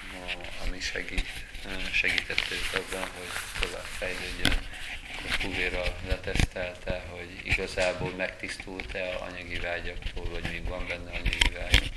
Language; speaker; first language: Hungarian; native; Hungarian